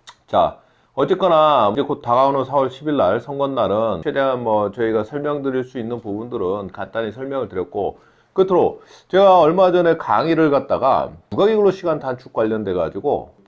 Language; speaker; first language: Korean; native; Korean